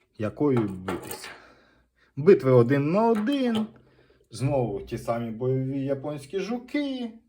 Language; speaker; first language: Ukrainian; non-native, local second language; Russian